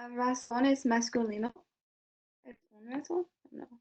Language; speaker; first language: Spanish; non-native, learner; English